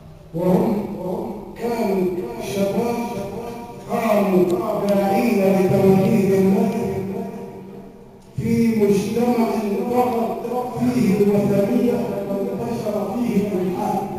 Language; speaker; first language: Arabic; native; Arabic